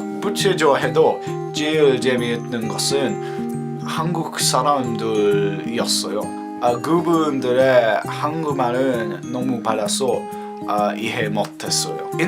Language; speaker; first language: Korean; non-native, learner; English